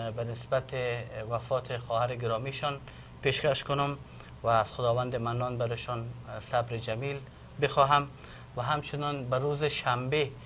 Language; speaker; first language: Persian; native; Persian